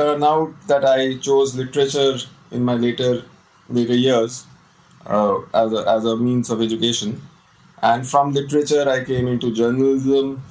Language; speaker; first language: English; non-native, local second language; Hindi